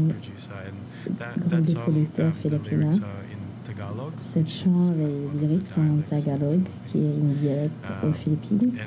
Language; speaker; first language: French; non-native, learner; English